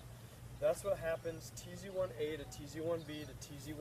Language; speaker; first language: English; native; English